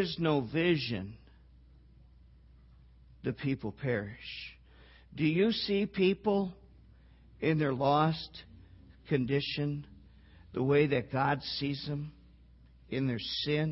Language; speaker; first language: English; native; English